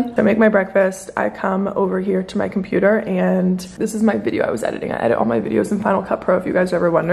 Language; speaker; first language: English; native; English